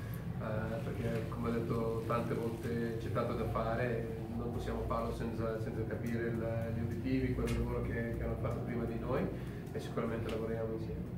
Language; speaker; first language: Italian; non-native, fluent; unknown